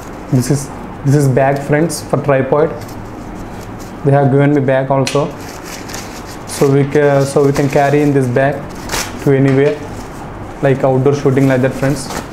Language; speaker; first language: English; non-native, local second language; Telugu